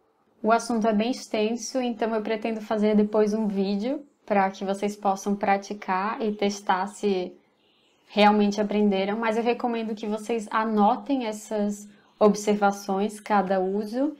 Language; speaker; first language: Portuguese; non-native, fluent; English